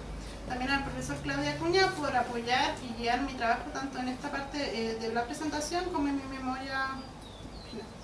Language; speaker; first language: Spanish; native; Spanish